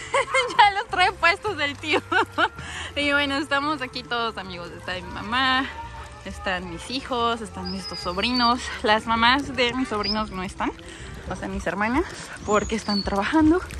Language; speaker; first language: Spanish; native; Spanish